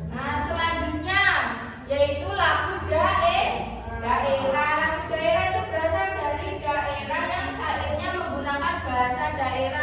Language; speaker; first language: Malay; non-native, local second language; Javanese